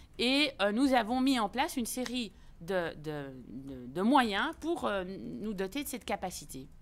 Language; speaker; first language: French; native; French